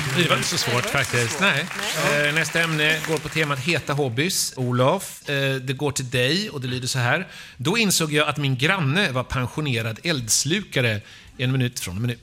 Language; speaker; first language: Swedish; native; Swedish